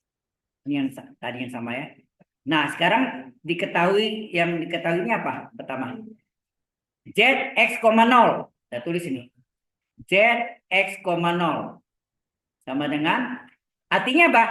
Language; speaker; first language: Indonesian; native; Indonesian